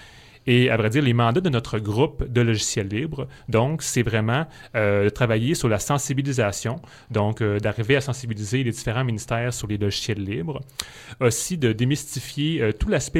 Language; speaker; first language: French; native; French